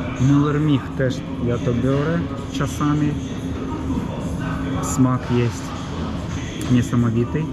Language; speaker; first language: Polish; non-native, learner; Ukrainian